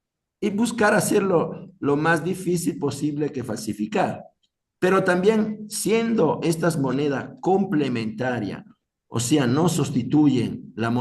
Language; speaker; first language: Spanish; non-native, fluent; Italian